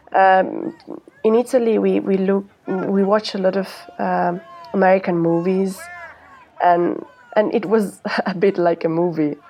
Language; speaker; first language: English; non-native, fluent; Italian